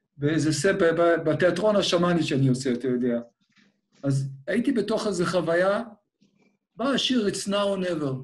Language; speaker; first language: Hebrew; native; Hebrew